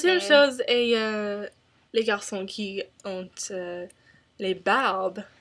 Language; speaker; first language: French; non-native, learner; English